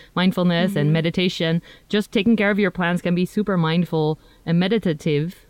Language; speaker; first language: English; non-native, fluent; Dutch